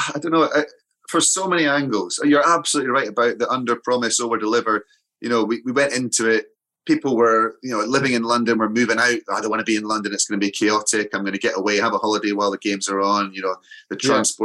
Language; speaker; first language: English; native; English